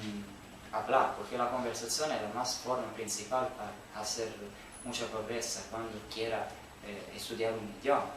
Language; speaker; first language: Spanish; non-native, learner; Italian